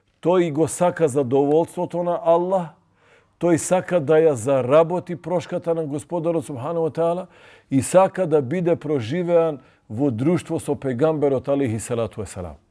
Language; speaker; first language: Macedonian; non-native, local second language; Albanian